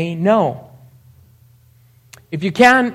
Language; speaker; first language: English; non-native, fluent; Spanish